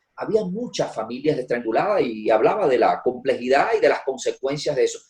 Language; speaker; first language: Spanish; native; Spanish